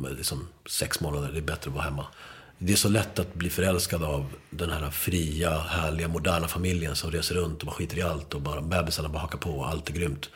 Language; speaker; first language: Swedish; early bilingual, other home language; Spanish